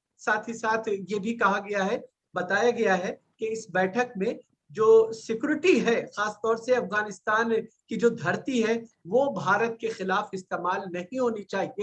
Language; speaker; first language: Hindi; native; Hindi